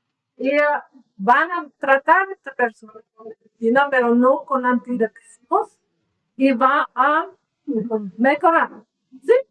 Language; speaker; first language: Spanish; non-native, learner; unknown